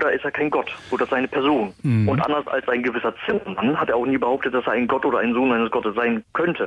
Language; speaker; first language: German; native; German